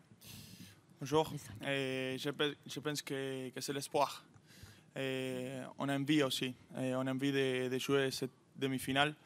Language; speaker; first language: French; non-native, fluent; Spanish